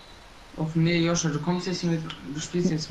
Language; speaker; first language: German; native; German